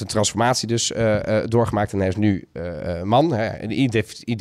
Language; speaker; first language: Dutch; native; Dutch